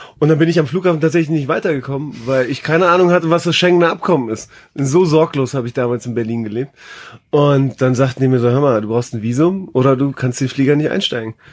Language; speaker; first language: German; early bilingual, other home language; Persian